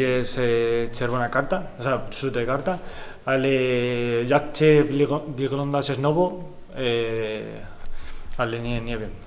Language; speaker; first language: Polish; non-native, learner; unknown